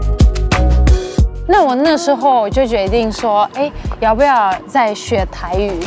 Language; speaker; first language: Chinese; non-native, fluent; Russian